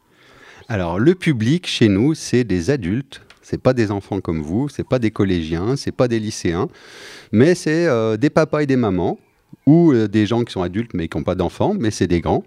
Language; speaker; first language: French; native; French